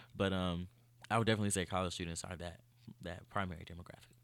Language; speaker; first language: English; native; English